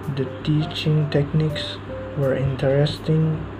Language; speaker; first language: English; non-native, learner; Indonesian